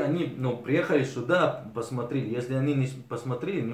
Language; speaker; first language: Russian; early bilingual, heritage; Arabic